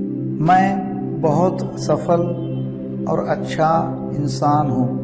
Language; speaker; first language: Hindi; non-native, local second language; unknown